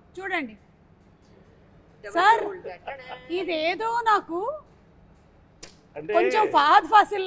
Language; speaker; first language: Telugu; native; Telugu